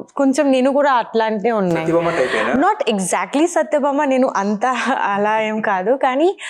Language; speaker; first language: Telugu; non-native, learner; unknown